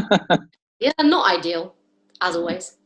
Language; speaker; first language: English; native; English